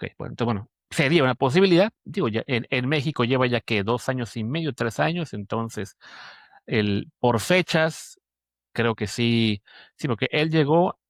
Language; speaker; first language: Spanish; native; Spanish